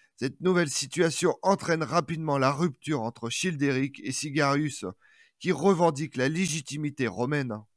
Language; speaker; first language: French; native; French